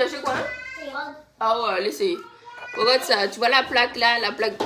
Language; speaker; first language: French; native; French